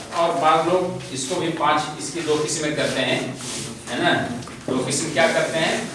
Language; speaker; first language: Urdu; native; Urdu